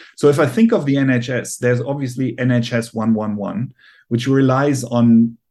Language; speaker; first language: English; non-native, fluent; German